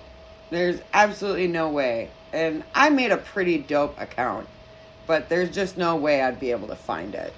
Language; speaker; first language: English; native; English